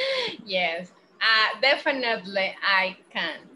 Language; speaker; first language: English; non-native, fluent; Spanish